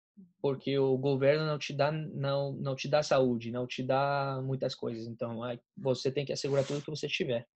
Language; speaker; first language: Portuguese; non-native, fluent; Spanish